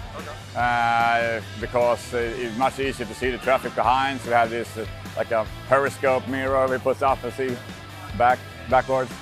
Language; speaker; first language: English; non-native, fluent; Swedish